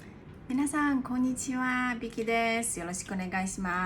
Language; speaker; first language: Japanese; non-native, fluent; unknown